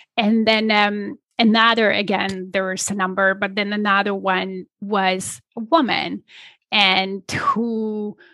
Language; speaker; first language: English; non-native, fluent; Polish